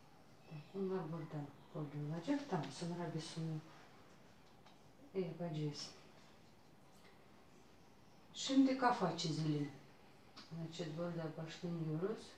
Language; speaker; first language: Turkish; non-native, learner; Russian